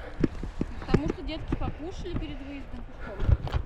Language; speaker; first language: Russian; native; Russian